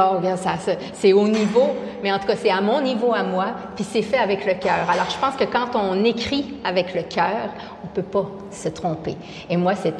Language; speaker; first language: French; native; French